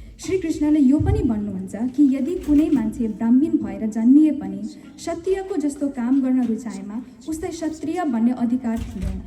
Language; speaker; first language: Nepali; early bilingual, heritage; Nepali